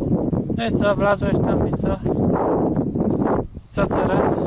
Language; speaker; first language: Polish; early bilingual, heritage; Polish